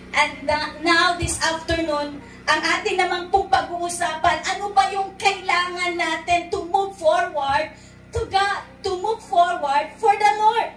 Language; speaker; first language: Filipino; non-native, local second language; Cebuano